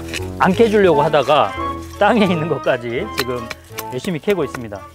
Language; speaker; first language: Korean; native; Korean